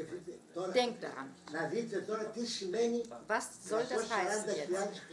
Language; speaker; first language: German; non-native, fluent; Greek